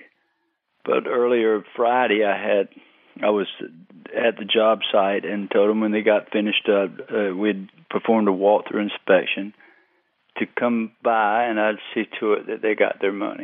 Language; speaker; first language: English; native; English